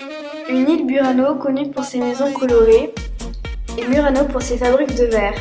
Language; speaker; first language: French; native; French